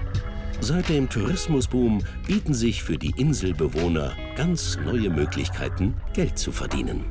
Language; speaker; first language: German; native; German